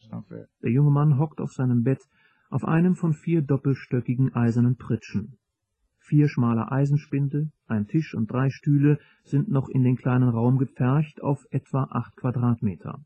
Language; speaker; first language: German; native; German